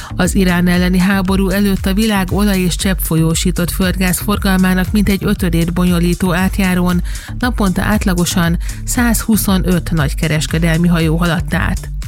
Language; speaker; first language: Hungarian; native; Hungarian